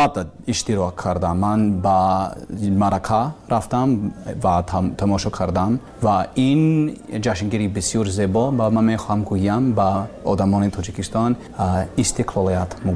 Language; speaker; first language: Persian; non-native, learner; English